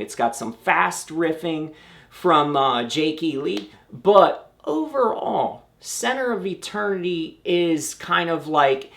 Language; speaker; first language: English; native; English